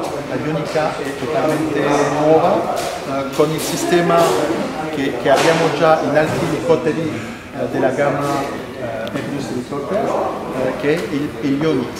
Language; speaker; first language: Italian; non-native, fluent; French